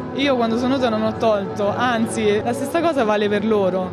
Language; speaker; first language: Italian; early bilingual, other home language; Albanian